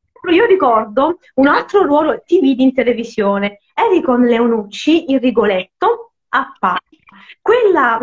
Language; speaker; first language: Italian; native; Italian